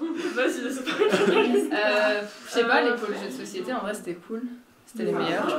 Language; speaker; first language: French; native; French